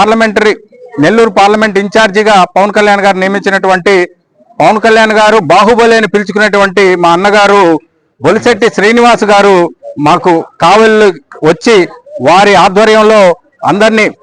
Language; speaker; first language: Telugu; native; Telugu